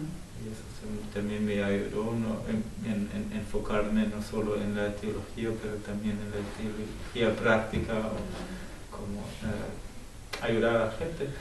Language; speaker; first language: Spanish; non-native, fluent; German